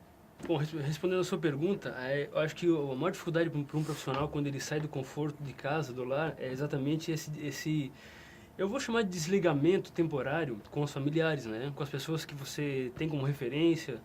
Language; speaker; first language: Portuguese; native; Portuguese